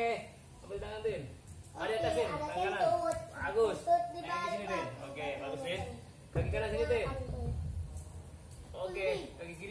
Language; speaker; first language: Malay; non-native, local second language; Minangkabau